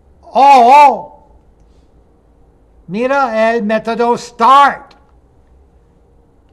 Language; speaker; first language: Spanish; non-native, fluent; English